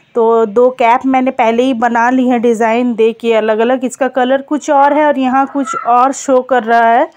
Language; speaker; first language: Hindi; non-native, local second language; Bangla